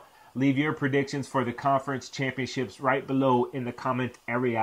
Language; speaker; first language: English; native; English